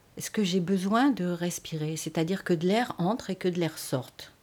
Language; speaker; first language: French; native; French